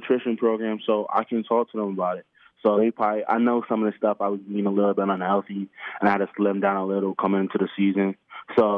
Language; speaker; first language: English; native; English